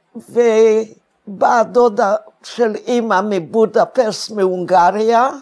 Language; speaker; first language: Hebrew; non-native, fluent; Hungarian